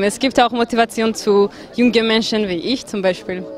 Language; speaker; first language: German; non-native, fluent; Georgian